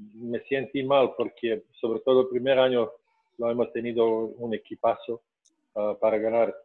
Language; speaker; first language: Spanish; non-native, fluent; Serbian